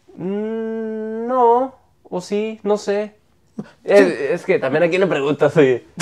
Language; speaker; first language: Spanish; native; Spanish